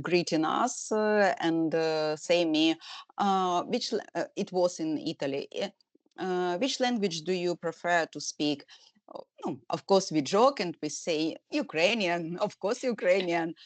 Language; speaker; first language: English; non-native, learner; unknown